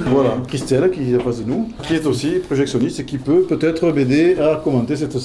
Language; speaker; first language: French; native; French